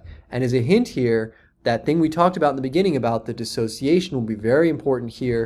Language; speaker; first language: English; native; English